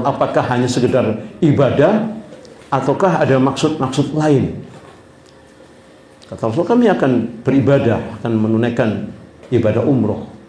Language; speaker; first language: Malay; non-native, local second language; Javanese